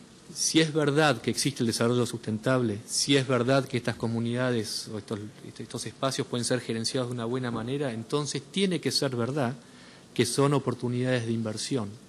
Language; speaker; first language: Spanish; native; Spanish